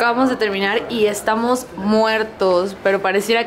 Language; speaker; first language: Spanish; native; Spanish